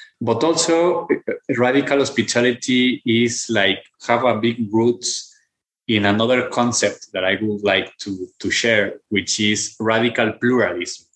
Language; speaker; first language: English; non-native, fluent; Spanish